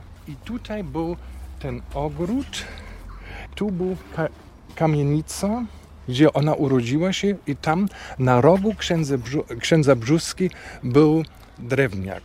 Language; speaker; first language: Polish; non-native, fluent; German